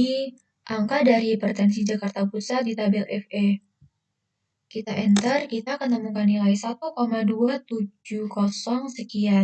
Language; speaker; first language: Indonesian; native; Indonesian